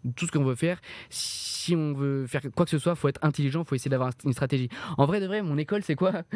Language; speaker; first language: French; native; French